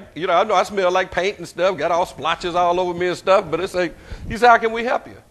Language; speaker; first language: English; native; English